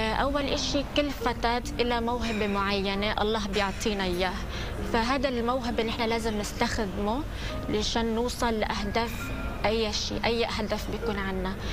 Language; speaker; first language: Arabic; native; Arabic